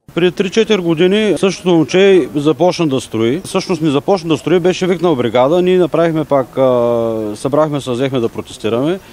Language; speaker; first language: Bulgarian; native; Bulgarian